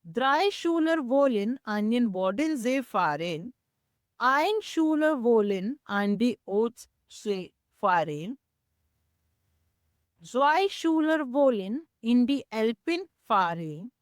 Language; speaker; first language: German; non-native, learner; Hindi